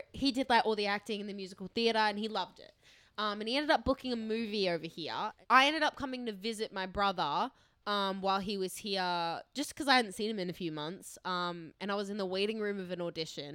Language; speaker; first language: English; native; English